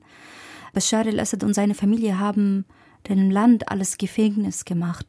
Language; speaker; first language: German; non-native, fluent; Arabic